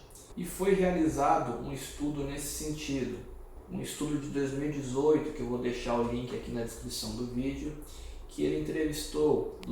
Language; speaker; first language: Portuguese; native; Portuguese